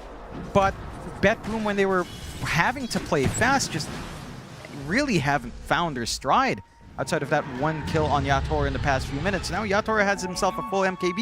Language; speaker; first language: English; native; English